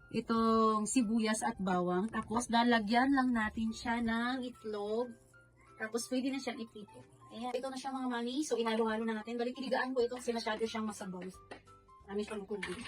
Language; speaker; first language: Filipino; non-native, local second language; Cebuano